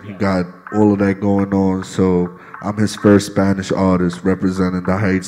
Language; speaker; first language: English; early bilingual, other home language; Spanish